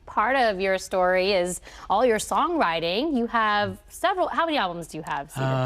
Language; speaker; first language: English; native; English